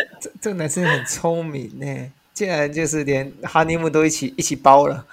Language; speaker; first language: Chinese; native; Chinese